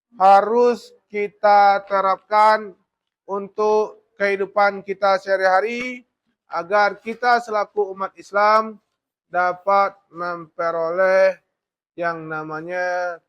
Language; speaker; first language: Indonesian; native; Indonesian